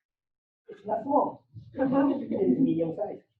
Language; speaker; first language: English; non-native, learner; Korean